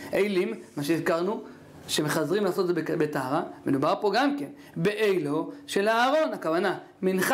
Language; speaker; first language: Hebrew; native; Hebrew